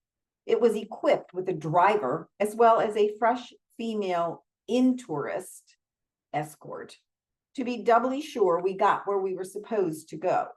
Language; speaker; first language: English; native; English